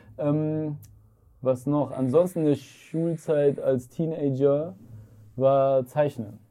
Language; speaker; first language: German; early bilingual, other home language; Arabic